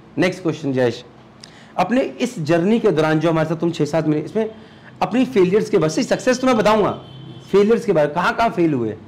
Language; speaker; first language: Hindi; native; Hindi